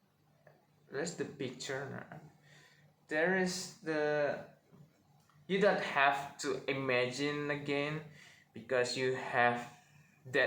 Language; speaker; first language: English; non-native, learner; Indonesian